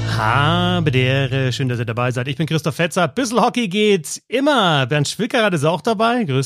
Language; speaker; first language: German; native; German